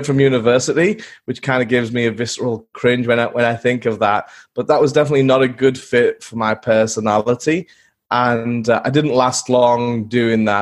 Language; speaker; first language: English; native; English